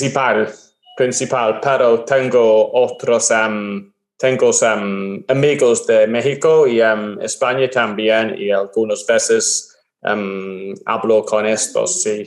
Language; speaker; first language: Spanish; non-native, learner; English